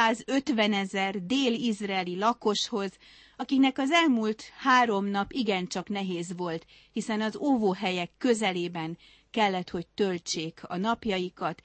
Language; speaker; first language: Hungarian; native; Hungarian